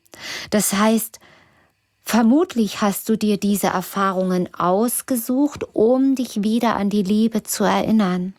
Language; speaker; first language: German; native; German